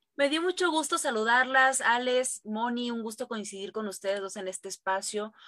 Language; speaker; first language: Spanish; native; Spanish